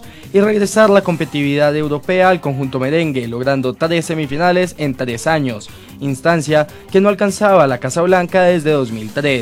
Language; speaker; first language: Spanish; native; Spanish